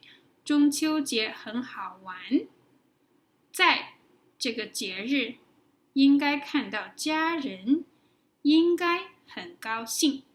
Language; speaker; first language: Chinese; non-native, fluent; English